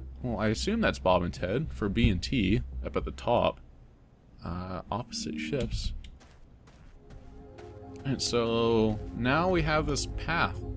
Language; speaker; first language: English; native; English